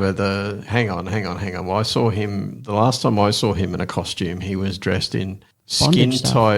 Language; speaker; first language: English; native; English